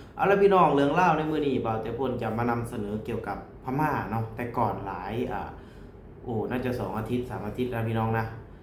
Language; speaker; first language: Thai; native; Thai